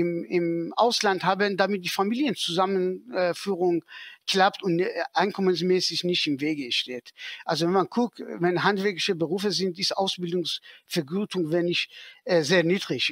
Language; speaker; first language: German; non-native, fluent; Persian